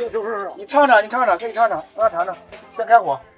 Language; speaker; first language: Chinese; native; Chinese